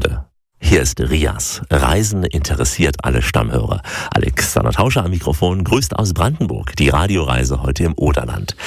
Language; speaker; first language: German; native; German